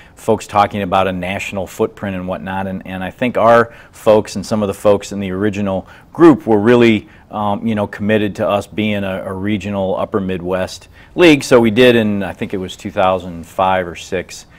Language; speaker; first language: English; native; English